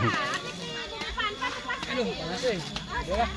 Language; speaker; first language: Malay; non-native, local second language; Sundanese